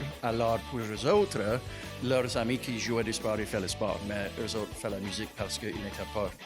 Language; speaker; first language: French; non-native, local second language; English